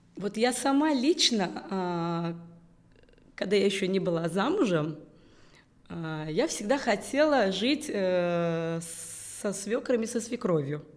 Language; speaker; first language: Russian; non-native, local second language; Uzbek